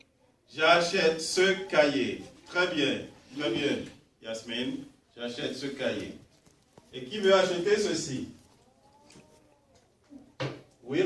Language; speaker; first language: French; non-native, fluent; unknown